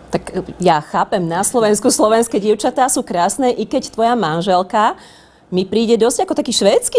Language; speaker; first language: Slovak; native; Slovak